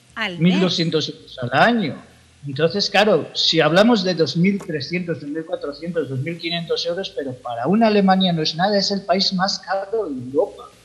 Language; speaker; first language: Spanish; native; Spanish